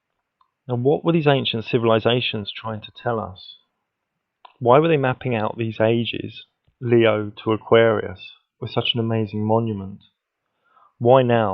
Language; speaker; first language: English; native; English